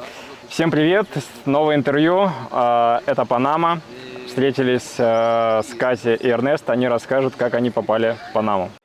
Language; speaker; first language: Russian; native; Russian